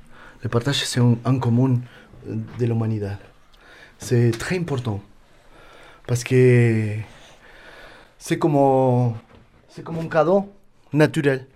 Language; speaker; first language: French; non-native, learner; Spanish